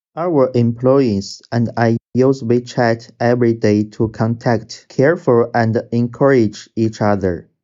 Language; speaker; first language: English; non-native, fluent; Chinese